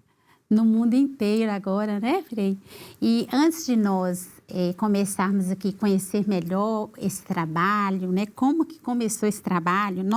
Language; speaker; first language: Portuguese; native; Portuguese